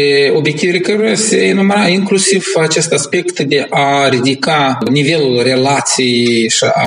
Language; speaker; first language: Romanian; native; Romanian